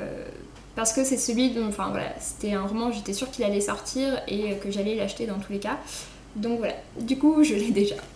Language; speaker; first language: French; native; French